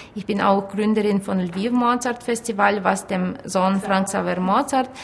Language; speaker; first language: German; non-native, fluent; Ukrainian